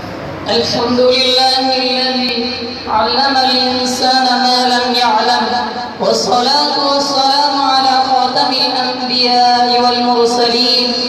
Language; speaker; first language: Arabic; non-native, learner; Urdu